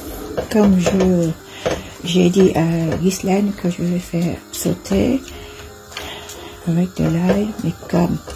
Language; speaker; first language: French; non-native, fluent; Vietnamese